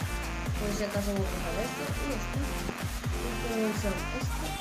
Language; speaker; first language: Spanish; early bilingual, heritage; Spanish